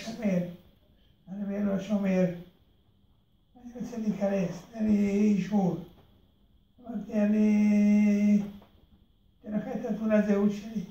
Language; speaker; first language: Hebrew; early bilingual, other home language; Hungarian